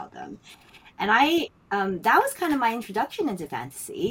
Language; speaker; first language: English; non-native, local second language; Filipino